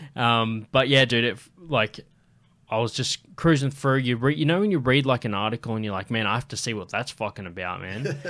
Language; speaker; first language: English; native; English